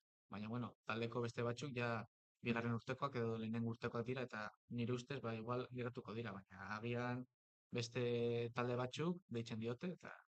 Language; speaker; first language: Basque; non-native, local second language; Spanish